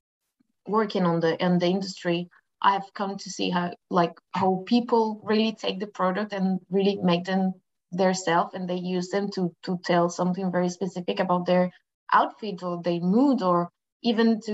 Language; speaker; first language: English; non-native, fluent; Spanish